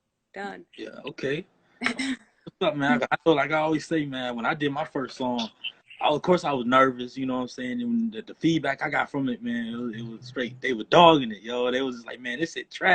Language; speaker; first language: English; native; English